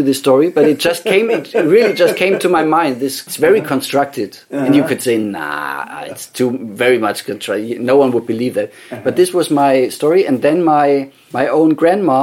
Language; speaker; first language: English; non-native, fluent; German